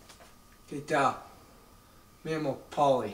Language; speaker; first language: Spanish; non-native, learner; English